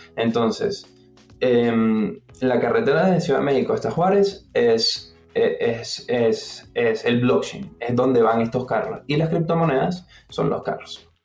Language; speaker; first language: Spanish; native; Spanish